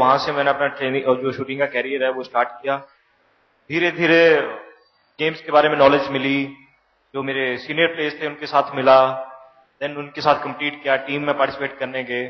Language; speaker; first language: Hindi; native; Hindi